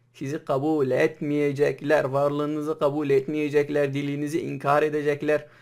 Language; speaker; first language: Turkish; non-native, local second language; Kurdish